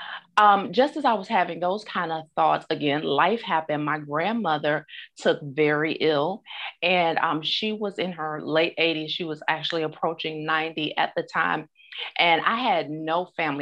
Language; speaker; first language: English; native; English